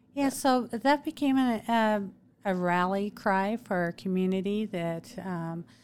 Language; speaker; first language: English; native; English